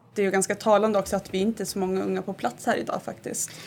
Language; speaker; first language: Swedish; native; Swedish